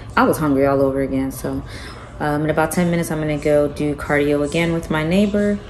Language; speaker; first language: English; early bilingual, other home language; Spanish